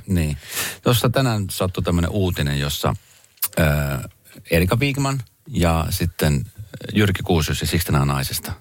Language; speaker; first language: Finnish; early bilingual, other home language; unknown